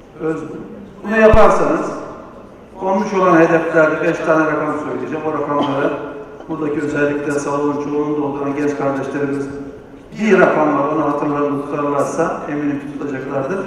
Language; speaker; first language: Turkish; native; Turkish